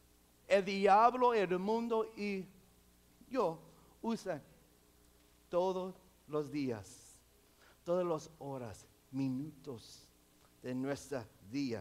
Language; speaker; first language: Spanish; non-native, local second language; English